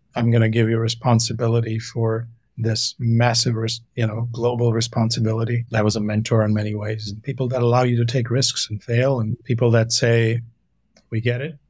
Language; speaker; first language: English; non-native, local second language; Hindi